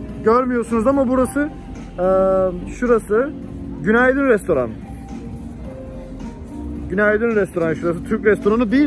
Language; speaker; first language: Turkish; native; Turkish